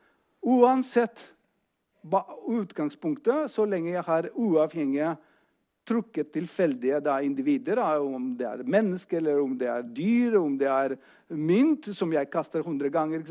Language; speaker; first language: Norwegian; non-native, fluent; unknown